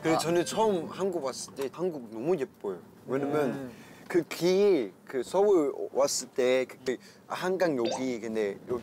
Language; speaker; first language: Korean; non-native, learner; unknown